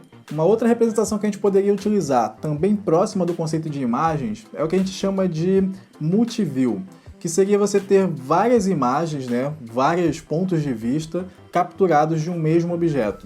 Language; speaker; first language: Portuguese; native; Portuguese